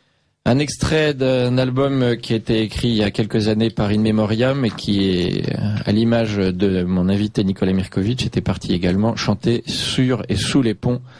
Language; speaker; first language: French; native; French